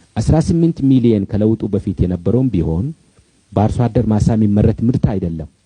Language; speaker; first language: Amharic; non-native, local second language; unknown